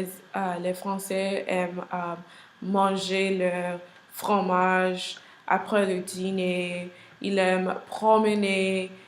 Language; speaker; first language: French; non-native, learner; English